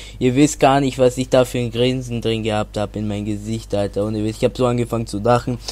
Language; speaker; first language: German; native; German